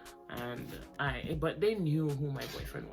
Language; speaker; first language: English; native; English